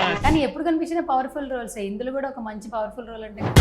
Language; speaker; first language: Telugu; native; Telugu